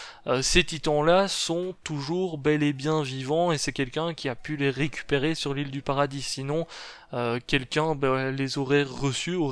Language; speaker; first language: French; native; French